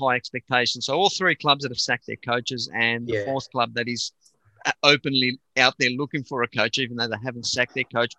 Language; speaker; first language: English; native; English